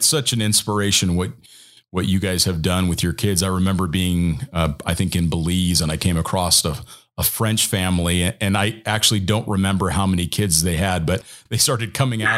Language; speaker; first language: English; native; English